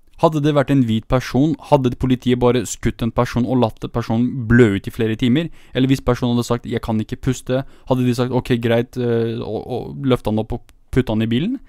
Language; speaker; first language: Norwegian; early bilingual, other home language; Kurdish